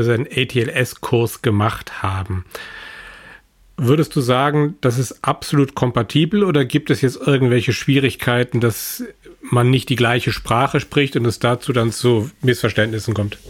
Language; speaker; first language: German; native; German